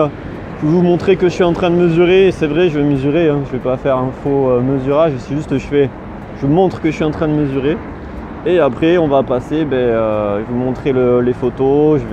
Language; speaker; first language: French; native; French